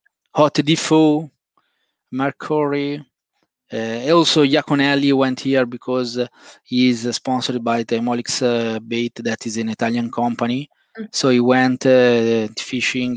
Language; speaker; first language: English; non-native, fluent; Italian